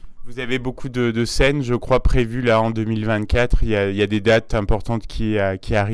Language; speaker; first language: French; native; French